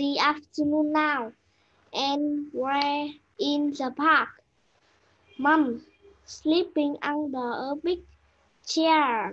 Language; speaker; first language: English; non-native, learner; Vietnamese